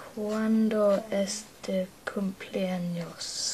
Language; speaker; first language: Spanish; non-native, learner; English